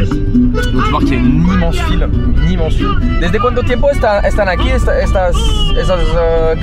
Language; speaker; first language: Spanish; non-native, fluent; French